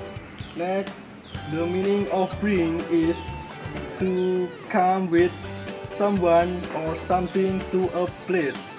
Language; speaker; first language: English; non-native, learner; Indonesian